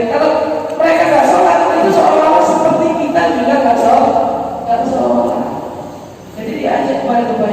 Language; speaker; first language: Indonesian; native; Indonesian